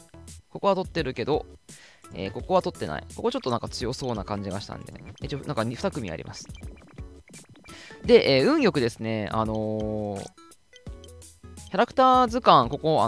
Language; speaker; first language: Japanese; native; Japanese